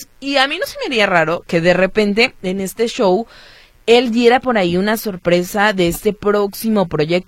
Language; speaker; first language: Spanish; native; Spanish